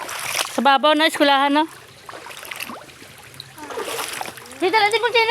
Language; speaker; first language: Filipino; non-native, local second language; Hiligaynon